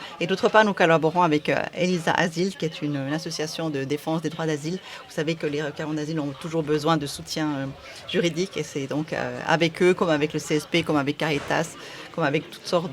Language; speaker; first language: French; native; French